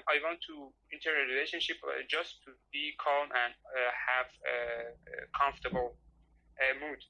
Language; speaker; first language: English; non-native, learner; Persian